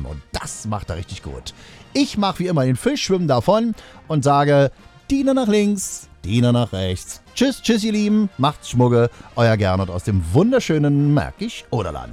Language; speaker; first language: German; native; German